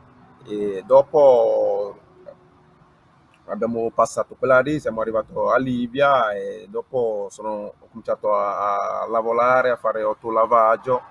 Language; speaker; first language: Italian; non-native, learner; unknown